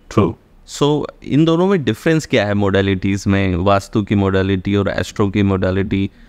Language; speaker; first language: Hindi; native; Hindi